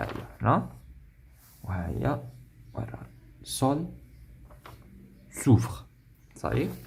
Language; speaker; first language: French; non-native, local second language; Arabic